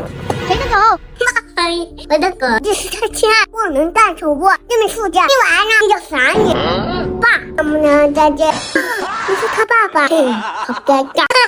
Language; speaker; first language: Chinese; native; Chinese